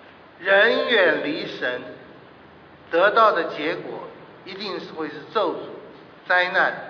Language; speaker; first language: Chinese; native; Chinese